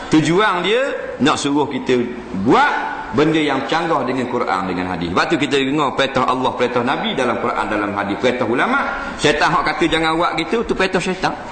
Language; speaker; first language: Malay; native; Malay